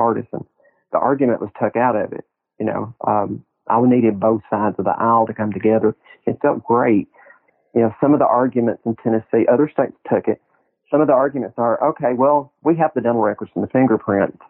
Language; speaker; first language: English; native; English